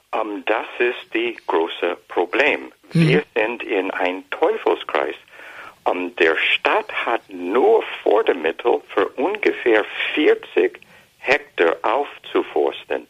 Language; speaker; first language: German; non-native, fluent; English